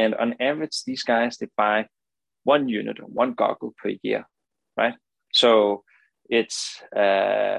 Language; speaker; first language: English; non-native, fluent; Danish